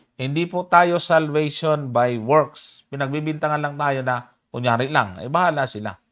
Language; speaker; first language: Filipino; native; Filipino